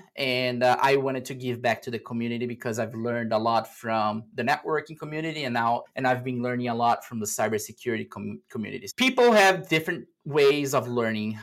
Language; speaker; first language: English; non-native, fluent; Portuguese